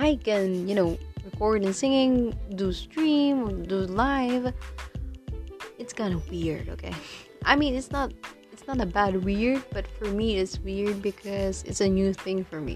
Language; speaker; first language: English; non-native, local second language; Filipino